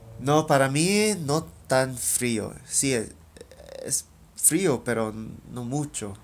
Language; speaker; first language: Spanish; non-native, learner; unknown